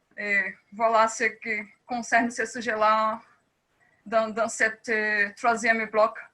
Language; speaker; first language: French; non-native, fluent; Portuguese